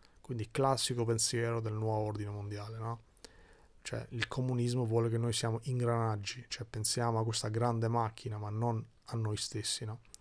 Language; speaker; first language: Italian; early bilingual, other home language; Albanian